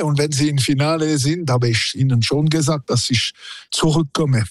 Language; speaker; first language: German; non-native, local second language; French